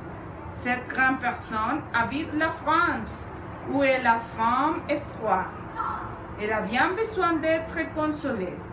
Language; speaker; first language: French; non-native, fluent; Spanish